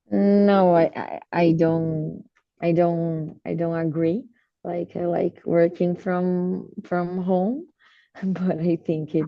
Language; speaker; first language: English; non-native, learner; Portuguese